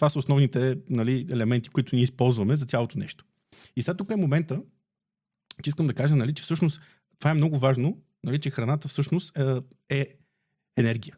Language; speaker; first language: Bulgarian; native; Bulgarian